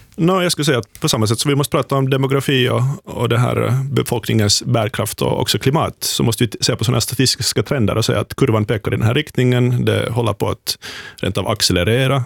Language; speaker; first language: Swedish; native; Swedish